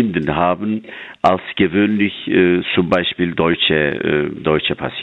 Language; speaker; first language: German; non-native, fluent; Turkish